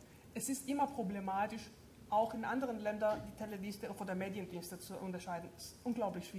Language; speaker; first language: German; non-native, fluent; Greek